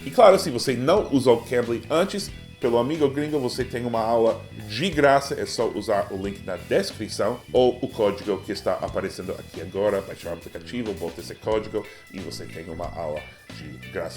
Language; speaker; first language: Portuguese; non-native, fluent; English